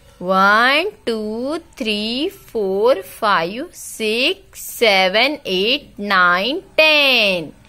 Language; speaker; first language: English; non-native, local second language; Hindi